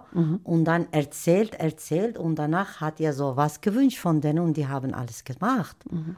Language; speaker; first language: German; non-native, learner; Turkish